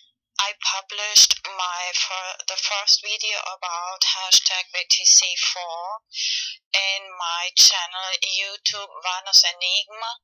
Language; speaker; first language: English; non-native, fluent; Spanish